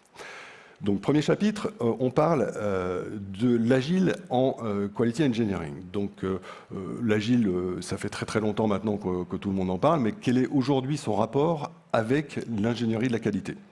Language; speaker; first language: French; native; French